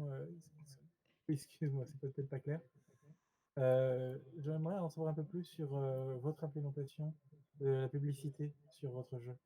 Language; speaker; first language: French; native; French